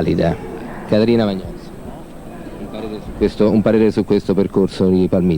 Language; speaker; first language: Italian; native; Italian